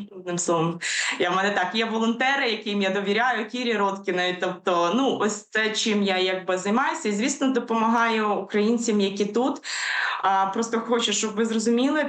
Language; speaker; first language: Ukrainian; native; Ukrainian